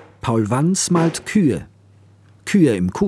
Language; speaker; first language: German; native; German